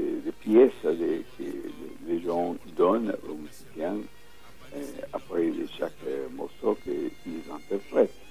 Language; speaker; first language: French; non-native, fluent; Spanish